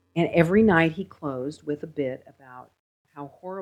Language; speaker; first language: English; native; English